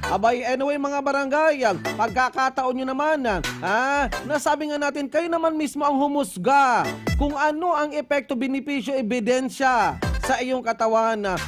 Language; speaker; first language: Filipino; non-native, local second language; Bikol